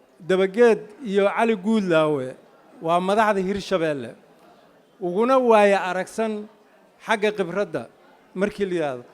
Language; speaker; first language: Somali; native; Somali